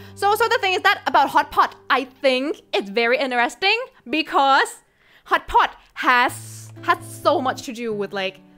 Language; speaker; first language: English; non-native, fluent; Thai